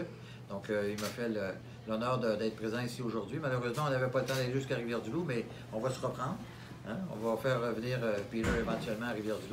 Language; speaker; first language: French; native; French